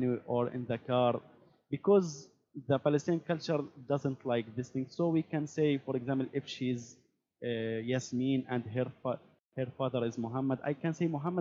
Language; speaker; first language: English; non-native, learner; Arabic